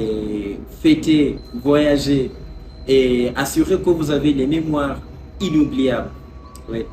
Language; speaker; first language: French; non-native, fluent; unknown